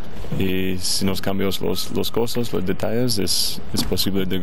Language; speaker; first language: Spanish; non-native, learner; Galician